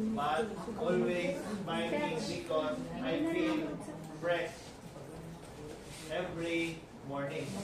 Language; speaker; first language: English; non-native, local second language; Cebuano